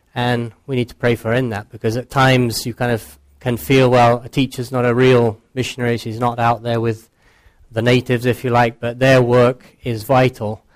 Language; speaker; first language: English; native; English